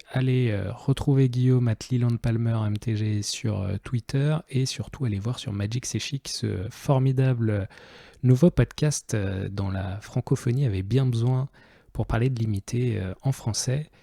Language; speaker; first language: French; native; French